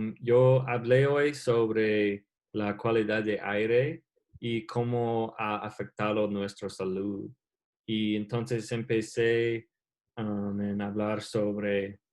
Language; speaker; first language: Spanish; non-native, learner; English